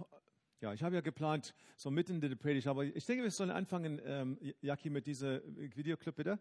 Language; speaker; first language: German; non-native, fluent; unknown